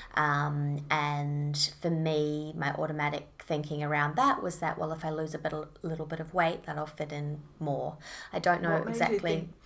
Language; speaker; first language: English; native; English